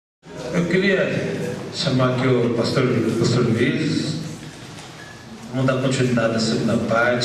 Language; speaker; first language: Portuguese; native; Portuguese